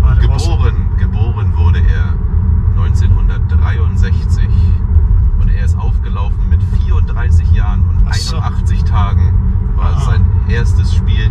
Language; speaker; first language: German; native; German